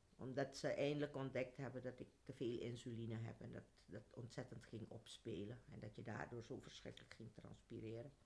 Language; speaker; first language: Dutch; native; Dutch